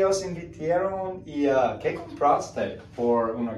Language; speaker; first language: Spanish; non-native, learner; English